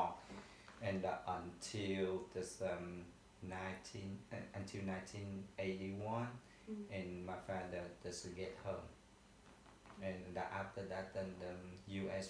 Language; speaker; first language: English; non-native, learner; Vietnamese